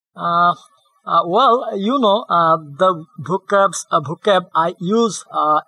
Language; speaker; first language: English; non-native, learner; Bangla